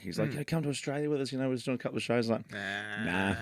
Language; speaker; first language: English; native; English